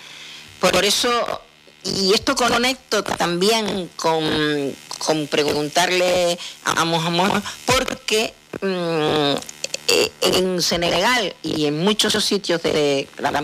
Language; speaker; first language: Spanish; native; Spanish